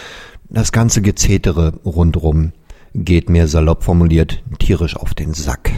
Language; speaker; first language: German; native; German